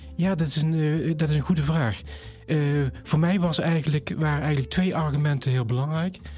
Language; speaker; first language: Dutch; native; Dutch